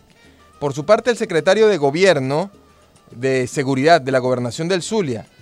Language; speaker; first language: Spanish; native; Spanish